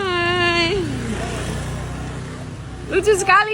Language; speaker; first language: Indonesian; non-native, fluent; German